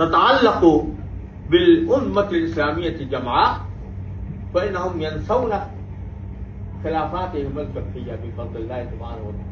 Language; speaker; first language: Arabic; non-native, fluent; Urdu